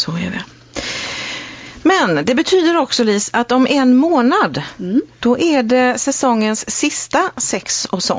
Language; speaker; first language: Swedish; native; Swedish